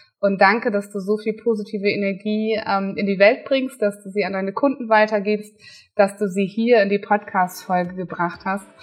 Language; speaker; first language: German; native; German